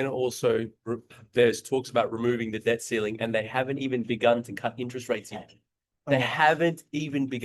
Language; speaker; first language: English; native; English